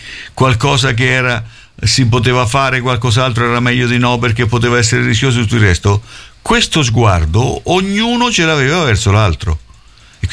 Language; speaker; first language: Italian; native; Italian